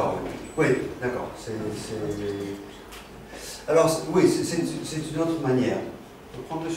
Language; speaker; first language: French; non-native, fluent; Dutch